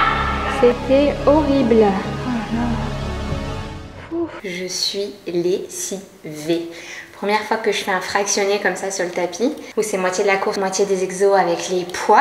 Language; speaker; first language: French; native; French